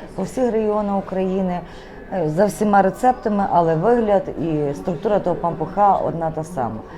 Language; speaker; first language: Ukrainian; native; Ukrainian